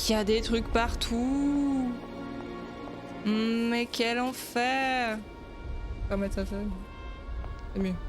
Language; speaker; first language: French; native; French